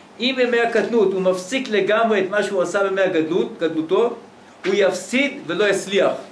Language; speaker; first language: Hebrew; native; Hebrew